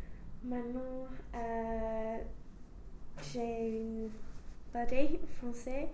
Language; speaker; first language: French; non-native, learner; English